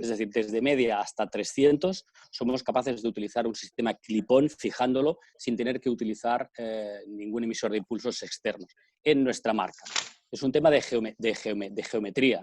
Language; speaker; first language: Spanish; native; Spanish